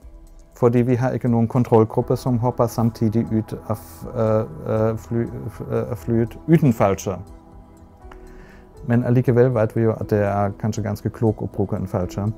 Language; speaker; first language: Norwegian; non-native, fluent; German